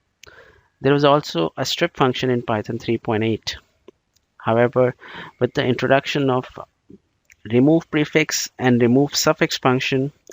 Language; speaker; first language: English; non-native, local second language; Bangla